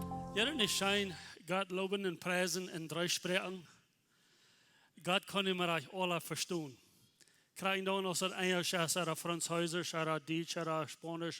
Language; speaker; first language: German; non-native, learner; Plautdietsch